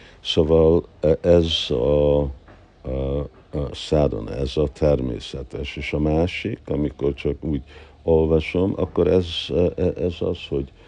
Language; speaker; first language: Hungarian; early bilingual, heritage; Hungarian